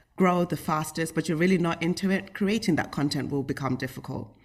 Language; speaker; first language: English; native; English